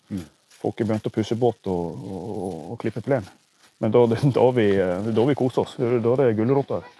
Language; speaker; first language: Norwegian; native; Norwegian